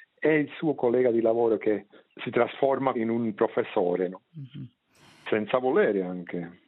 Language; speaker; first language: Italian; non-native, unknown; Swiss German